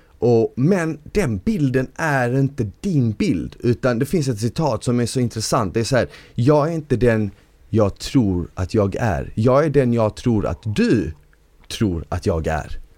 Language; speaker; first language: Swedish; early bilingual, other home language; Bosnian